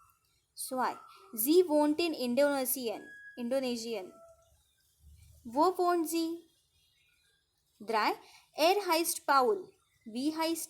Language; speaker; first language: German; non-native, fluent; Marathi